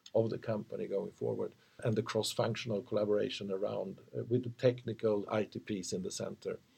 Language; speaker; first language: English; non-native, fluent; Swedish